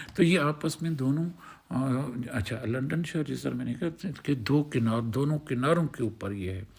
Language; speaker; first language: Urdu; non-native, local second language; Sindhi